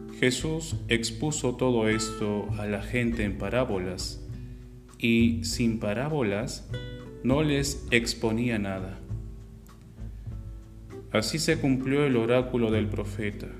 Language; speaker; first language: Spanish; native; Spanish